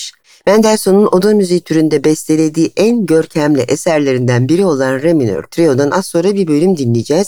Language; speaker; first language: Turkish; native; Turkish